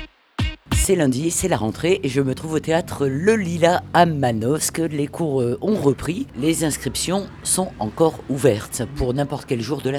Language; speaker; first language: French; native; French